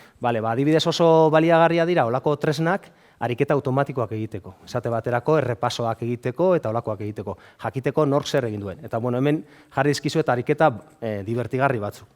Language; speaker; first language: Basque; native; Basque